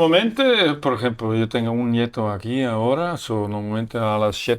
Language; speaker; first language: Spanish; non-native, learner; Dutch